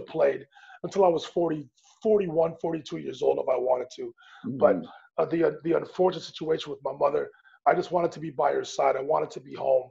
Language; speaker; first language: English; native; English